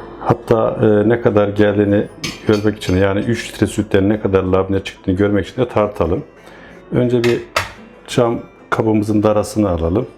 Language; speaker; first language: Turkish; native; Turkish